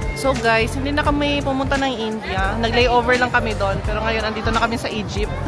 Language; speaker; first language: Filipino; native; Filipino